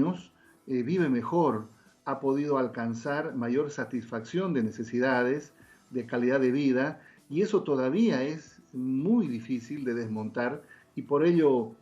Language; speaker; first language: Spanish; native; Spanish